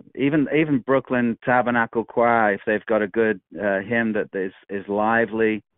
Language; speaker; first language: English; native; English